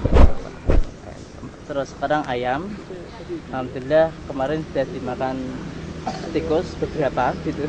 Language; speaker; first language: Indonesian; non-native, local second language; Javanese